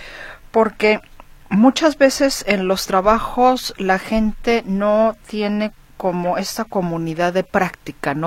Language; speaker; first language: Spanish; native; Spanish